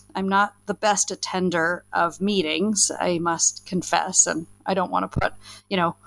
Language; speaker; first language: English; native; English